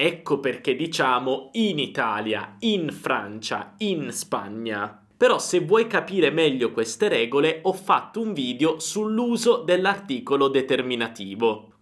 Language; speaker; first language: Italian; native; Italian